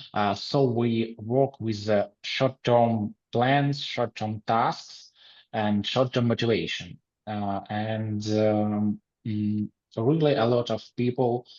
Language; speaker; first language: English; non-native, learner; Ukrainian